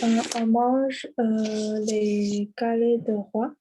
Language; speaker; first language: French; non-native, learner; Chinese